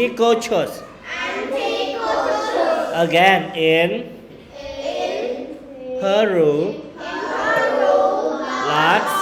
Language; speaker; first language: English; non-native, fluent; Khmer